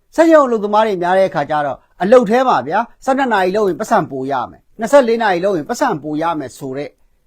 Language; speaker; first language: Burmese; non-native, local second language; Kachin